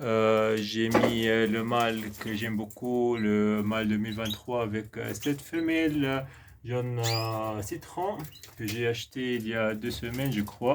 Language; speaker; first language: French; non-native, local second language; Arabic